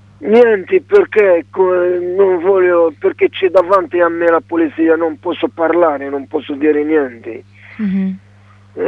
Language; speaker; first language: Italian; non-native, learner; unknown